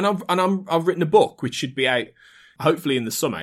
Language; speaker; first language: English; native; English